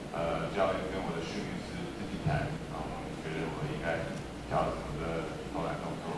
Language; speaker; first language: Chinese; early bilingual, heritage; English